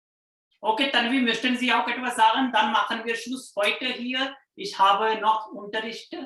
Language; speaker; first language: German; non-native, fluent; Hindi